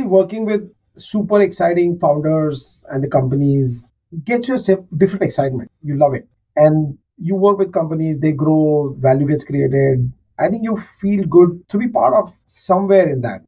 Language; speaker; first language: English; non-native, local second language; Marathi